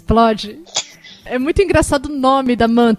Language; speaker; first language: Portuguese; native; Portuguese